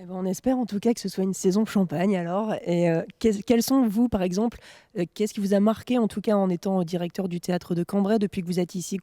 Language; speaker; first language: French; native; French